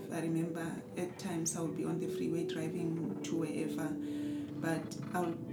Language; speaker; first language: English; non-native, local second language; Southern Sotho